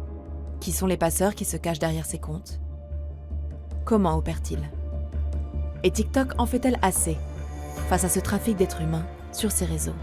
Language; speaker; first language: French; native; French